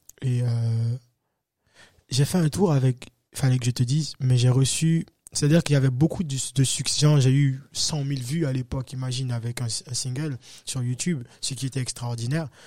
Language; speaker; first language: French; native; French